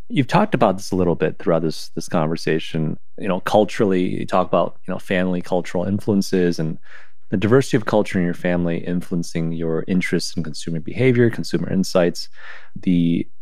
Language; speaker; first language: English; non-native, fluent; Chinese